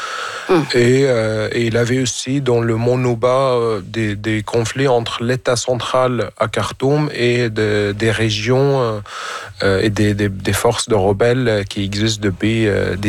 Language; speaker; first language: French; non-native, fluent; Arabic